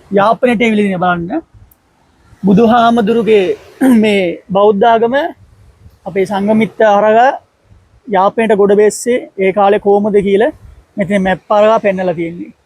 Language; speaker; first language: Sinhala; non-native, local second language; Tamil